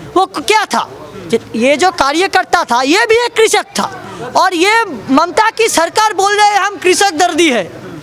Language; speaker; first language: Hindi; non-native, local second language; Bangla